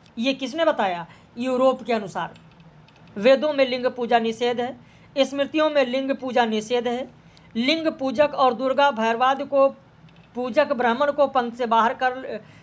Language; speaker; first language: Hindi; native; Hindi